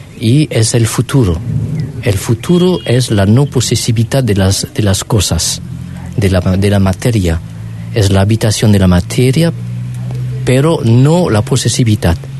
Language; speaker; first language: Spanish; non-native, learner; French